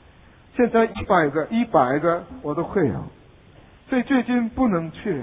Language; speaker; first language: Chinese; non-native, fluent; Korean